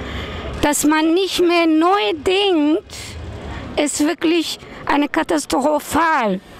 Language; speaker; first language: German; non-native, fluent; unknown